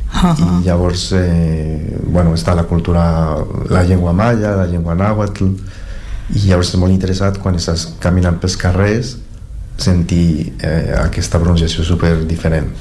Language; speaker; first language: Catalan; non-native, fluent; Spanish